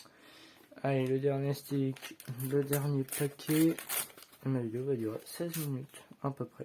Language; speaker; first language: French; native; French